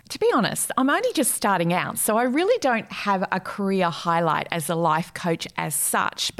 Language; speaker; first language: English; native; English